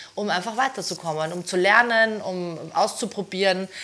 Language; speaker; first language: German; native; German